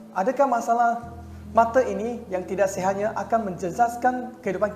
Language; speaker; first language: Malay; non-native, local second language; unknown